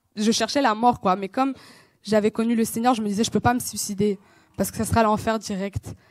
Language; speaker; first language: French; non-native, local second language; Kinyarwanda